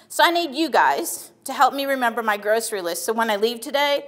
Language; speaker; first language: English; native; English